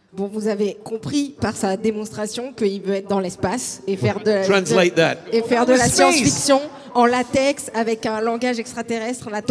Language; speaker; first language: French; native; French